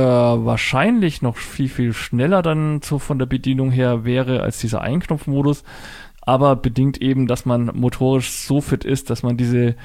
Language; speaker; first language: German; native; German